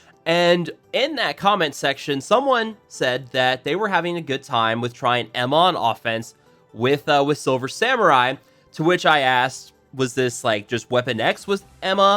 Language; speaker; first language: English; native; English